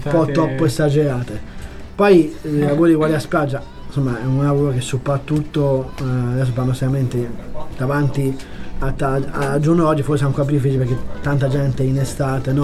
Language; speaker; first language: Italian; native; Italian